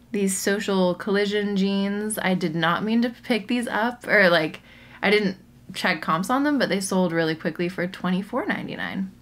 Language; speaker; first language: English; native; English